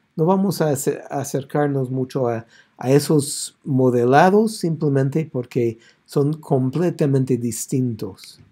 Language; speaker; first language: Spanish; non-native, fluent; English